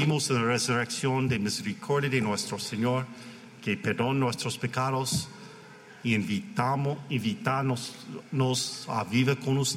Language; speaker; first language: Spanish; non-native, learner; English